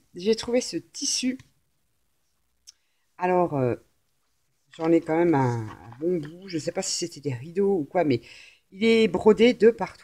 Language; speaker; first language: French; native; French